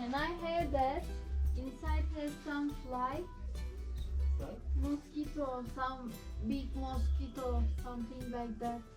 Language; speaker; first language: English; non-native, learner; Turkish